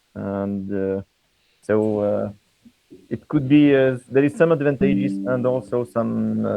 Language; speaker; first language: English; non-native, fluent; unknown